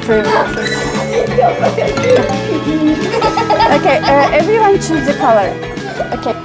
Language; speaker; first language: English; non-native, fluent; Russian